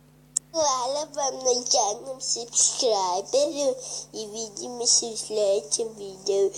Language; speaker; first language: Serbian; early bilingual, heritage; Serbian